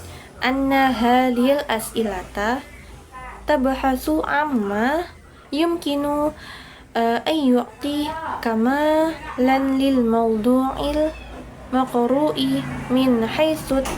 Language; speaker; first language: Arabic; non-native, learner; Indonesian